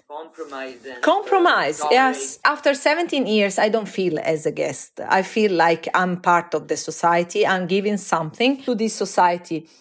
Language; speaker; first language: English; non-native, fluent; Italian